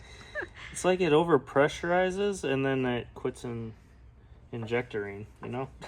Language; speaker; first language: English; native; English